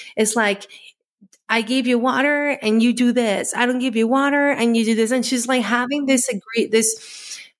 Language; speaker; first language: English; non-native, fluent; Spanish